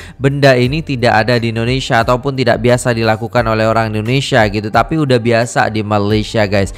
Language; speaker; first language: Indonesian; native; Indonesian